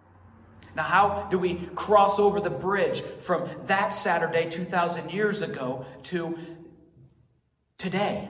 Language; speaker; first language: English; native; English